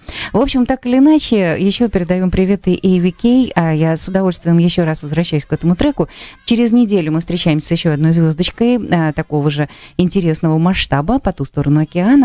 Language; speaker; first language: Russian; native; Russian